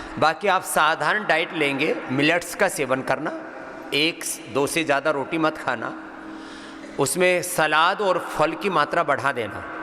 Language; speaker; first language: Hindi; native; Hindi